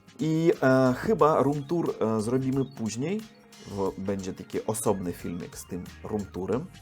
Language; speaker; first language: Polish; non-native, learner; Russian